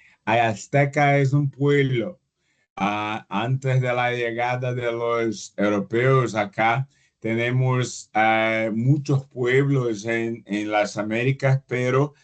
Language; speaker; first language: Spanish; non-native, fluent; Portuguese